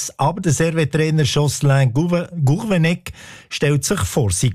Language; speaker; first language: German; native; German